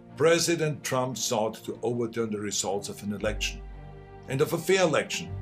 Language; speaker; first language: English; non-native, fluent; German